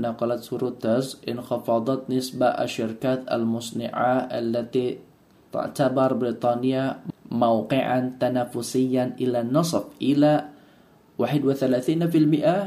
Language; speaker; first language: Arabic; non-native, fluent; Indonesian